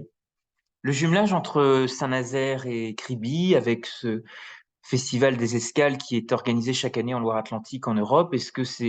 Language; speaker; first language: French; native; French